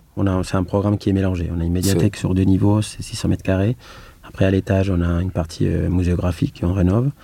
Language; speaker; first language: French; non-native, fluent; Spanish